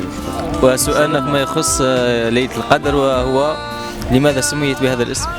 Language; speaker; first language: Arabic; native; Arabic